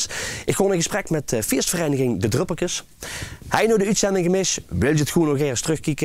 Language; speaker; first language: Dutch; native; Dutch